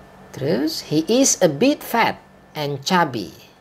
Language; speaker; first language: English; non-native, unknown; Indonesian